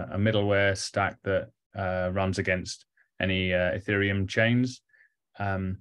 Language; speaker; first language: English; native; English